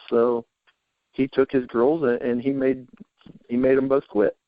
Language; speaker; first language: English; native; English